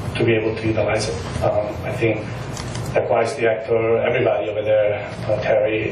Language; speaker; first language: English; non-native, fluent; Spanish